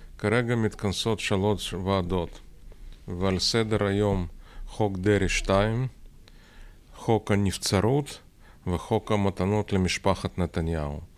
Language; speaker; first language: Hebrew; non-native, fluent; Russian